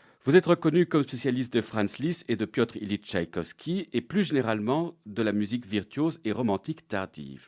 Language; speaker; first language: French; native; French